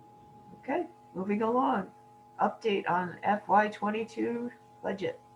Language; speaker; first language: English; native; English